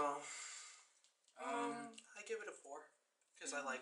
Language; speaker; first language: English; native; English